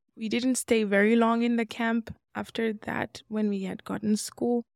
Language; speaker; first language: English; non-native, local second language; Swahili